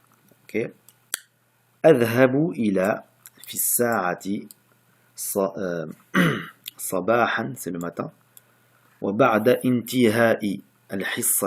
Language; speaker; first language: Arabic; non-native, fluent; French